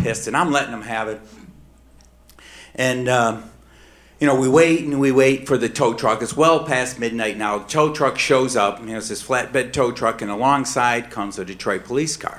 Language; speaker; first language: English; native; English